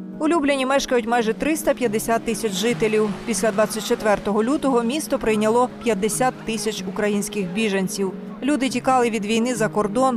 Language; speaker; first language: Ukrainian; native; Ukrainian